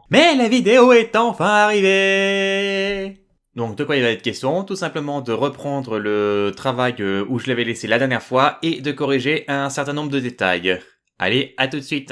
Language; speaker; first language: French; native; French